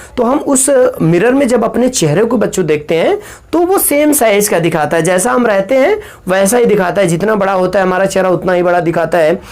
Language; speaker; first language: Hindi; native; Hindi